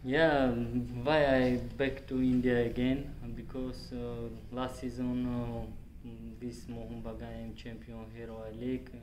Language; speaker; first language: English; non-native, learner; Tajik